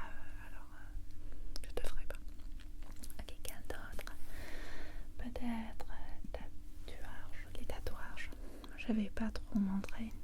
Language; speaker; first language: French; non-native, fluent; English